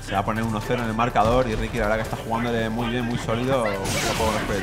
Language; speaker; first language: Spanish; native; Spanish